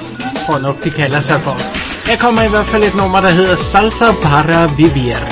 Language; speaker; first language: Danish; native; Danish